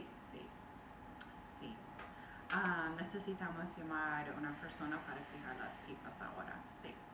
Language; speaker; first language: Spanish; non-native, learner; English